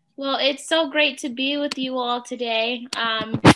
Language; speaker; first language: English; native; English